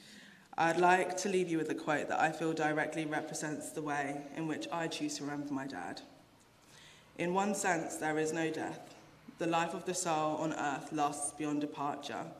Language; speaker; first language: English; native; English